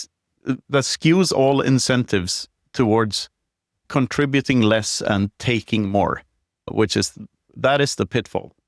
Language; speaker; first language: English; non-native, fluent; Swedish